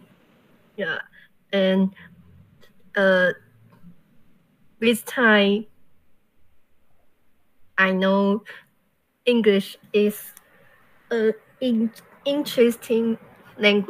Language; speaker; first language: English; non-native, learner; Chinese